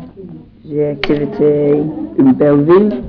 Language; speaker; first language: French; non-native, learner; English